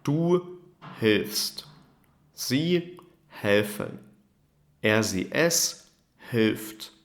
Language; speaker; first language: German; non-native, fluent; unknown